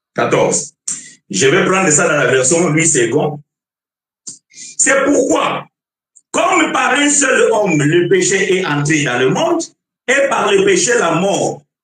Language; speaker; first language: French; non-native, fluent; Portuguese